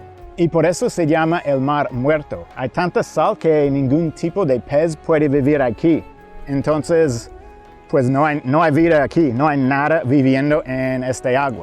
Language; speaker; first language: Spanish; non-native, fluent; English